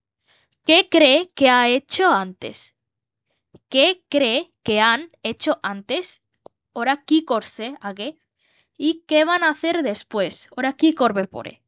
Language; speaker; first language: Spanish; non-native, fluent; Bangla